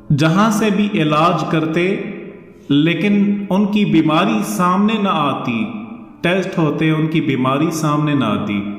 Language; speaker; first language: Urdu; non-native, local second language; Northern Hindko